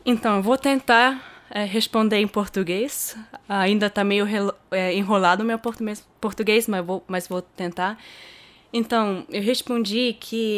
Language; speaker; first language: Portuguese; early bilingual, heritage; German